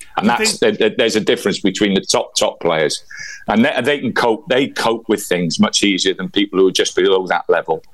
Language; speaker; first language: English; native; English